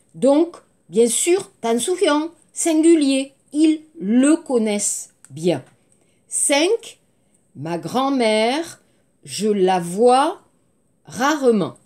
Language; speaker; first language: French; native; French